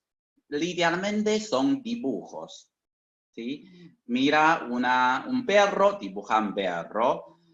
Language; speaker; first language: Spanish; non-native, fluent; Chinese